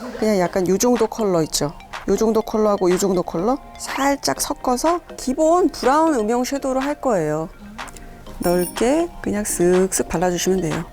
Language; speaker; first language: Korean; native; Korean